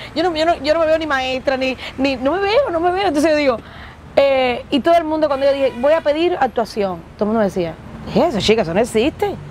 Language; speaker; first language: Spanish; native; Spanish